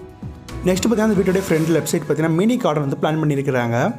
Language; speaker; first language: Tamil; native; Tamil